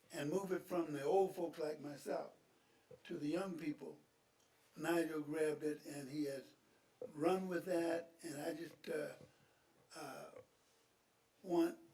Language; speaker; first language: English; native; English